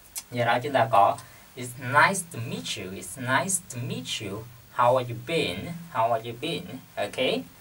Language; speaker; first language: English; non-native, fluent; Vietnamese